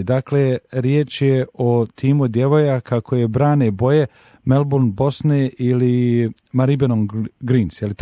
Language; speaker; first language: Serbian; native; Serbian